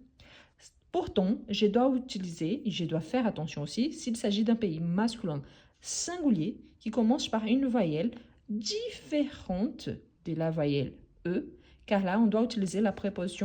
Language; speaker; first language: French; non-native, fluent; Portuguese